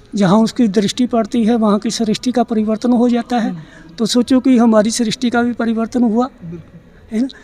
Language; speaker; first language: Hindi; non-native, local second language; Punjabi